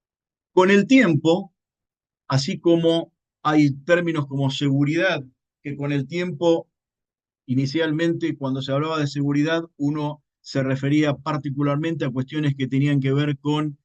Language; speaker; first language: Spanish; native; Spanish